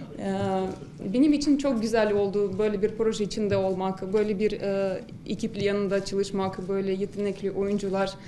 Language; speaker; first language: Turkish; non-native, learner; Russian